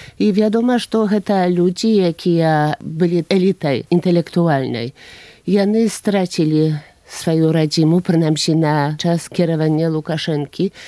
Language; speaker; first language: Belarusian; native; Belarusian